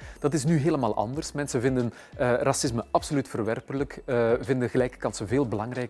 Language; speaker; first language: Dutch; native; Dutch